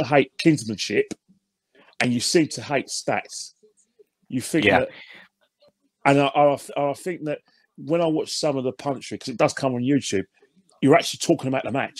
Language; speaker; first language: English; native; English